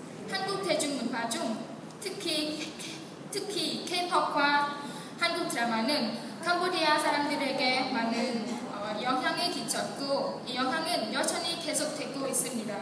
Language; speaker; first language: Korean; non-native, learner; Khmer